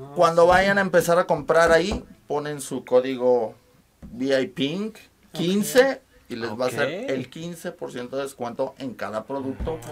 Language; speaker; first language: Spanish; native; Spanish